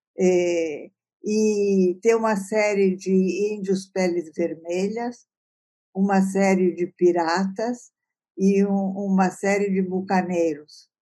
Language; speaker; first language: Portuguese; early bilingual, other home language; Italian